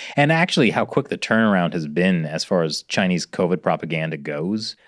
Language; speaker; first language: English; native; English